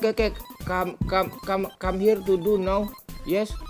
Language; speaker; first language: English; non-native, learner; Indonesian